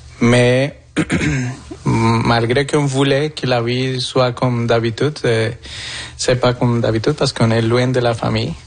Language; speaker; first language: French; non-native, fluent; Spanish